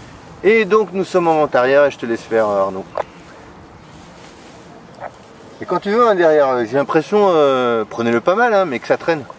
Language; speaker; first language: French; native; French